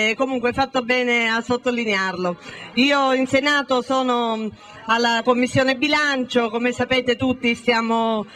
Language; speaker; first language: Italian; native; Italian